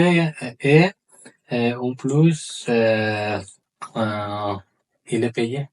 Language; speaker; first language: French; non-native, learner; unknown